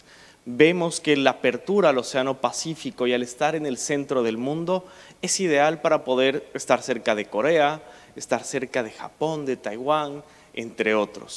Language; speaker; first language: Spanish; native; Spanish